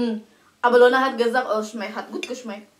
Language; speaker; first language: German; non-native, learner; Indonesian